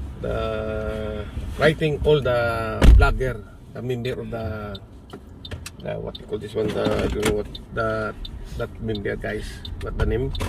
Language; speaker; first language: English; non-native, learner; Filipino